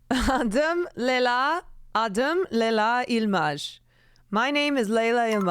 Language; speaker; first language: Turkish; non-native, learner; English